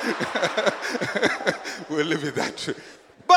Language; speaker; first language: English; non-native, local second language; Akan